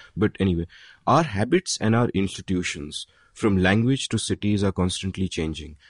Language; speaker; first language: English; non-native, local second language; Hindi